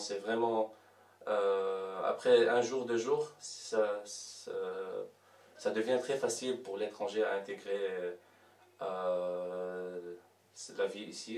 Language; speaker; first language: French; non-native, local second language; Arabic